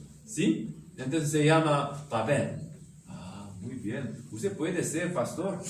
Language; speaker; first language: Spanish; non-native, learner; Korean